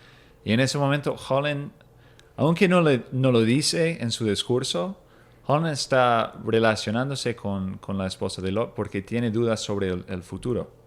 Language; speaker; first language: Spanish; non-native, fluent; English